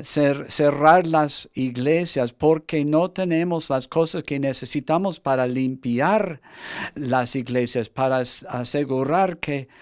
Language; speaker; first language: Spanish; non-native, fluent; English